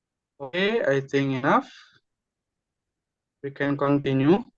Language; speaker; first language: English; non-native, learner; Indonesian